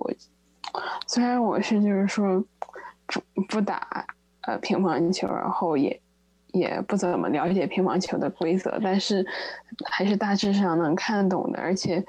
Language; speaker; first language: Chinese; early bilingual, heritage; Chinese